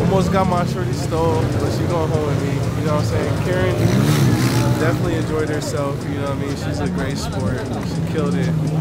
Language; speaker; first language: English; native; English